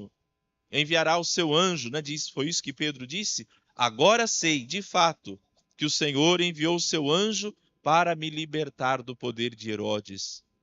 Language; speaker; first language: Portuguese; native; Portuguese